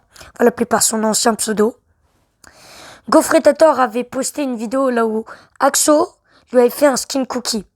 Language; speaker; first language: French; native; French